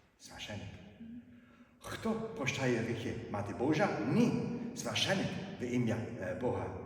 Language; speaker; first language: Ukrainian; non-native, fluent; German